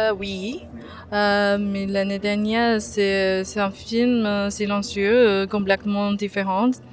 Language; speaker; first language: French; non-native, fluent; Chinese